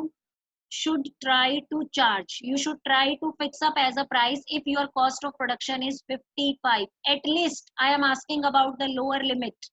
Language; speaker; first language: English; non-native, local second language; Hindi